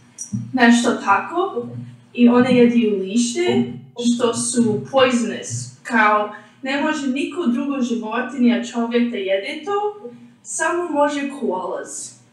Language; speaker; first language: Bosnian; early bilingual, heritage; English